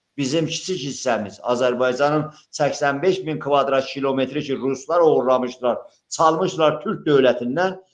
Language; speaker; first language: Azerbaijani; native; Azerbaijani